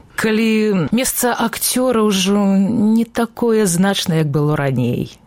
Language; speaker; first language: Belarusian; native; Belarusian